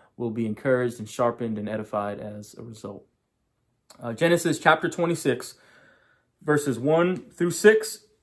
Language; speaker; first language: English; native; English